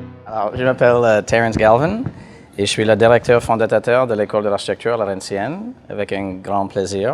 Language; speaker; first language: French; non-native, fluent; English